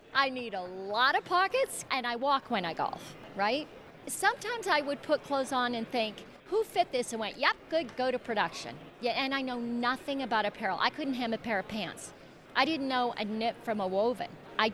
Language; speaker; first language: English; native; English